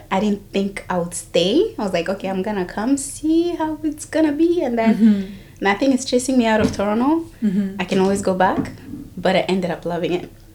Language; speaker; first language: English; non-native, local second language; Kinyarwanda